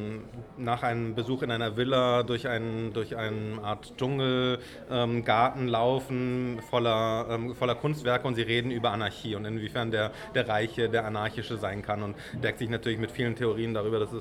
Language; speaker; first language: German; native; German